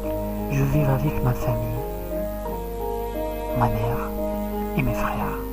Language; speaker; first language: French; non-native, learner; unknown